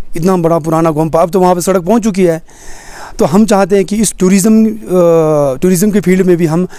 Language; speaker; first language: Hindi; native; Hindi